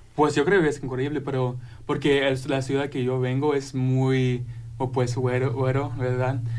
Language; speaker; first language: Spanish; non-native, learner; English